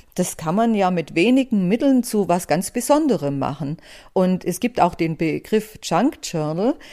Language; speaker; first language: German; native; German